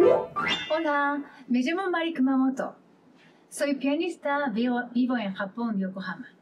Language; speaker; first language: Spanish; non-native, learner; Japanese